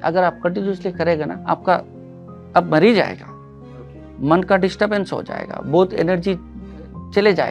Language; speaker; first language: Hindi; non-native, local second language; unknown